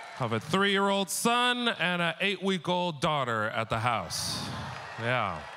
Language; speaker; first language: English; native; English